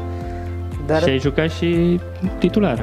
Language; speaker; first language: Romanian; native; Romanian